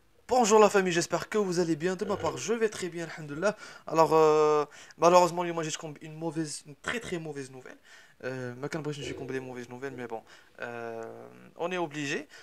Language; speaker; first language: French; non-native, local second language; Arabic